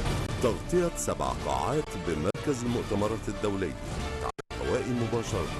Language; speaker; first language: Arabic; native; Arabic